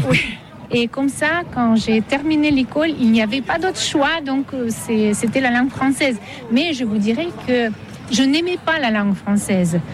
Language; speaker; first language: French; non-native, fluent; Russian